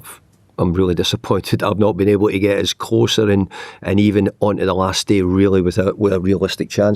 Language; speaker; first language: English; native; English